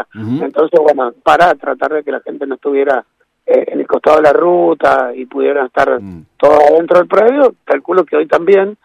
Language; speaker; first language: Spanish; native; Spanish